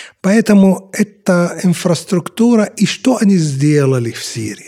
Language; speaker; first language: Russian; non-native, fluent; Arabic